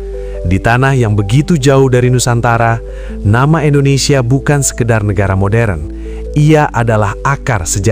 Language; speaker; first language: Indonesian; native; Indonesian